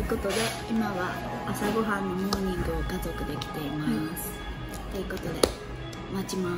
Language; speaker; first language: Japanese; native; Japanese